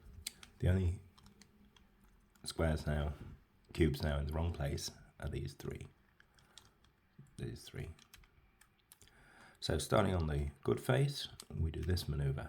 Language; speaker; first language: English; native; English